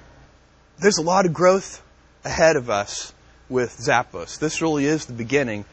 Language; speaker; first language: English; native; English